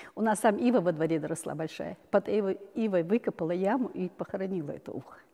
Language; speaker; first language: Russian; non-native, local second language; Chechen